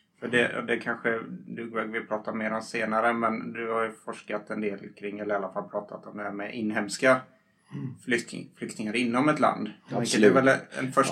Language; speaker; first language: Swedish; native; Swedish